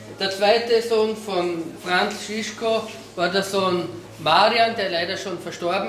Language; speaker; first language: German; non-native, fluent; Slovenian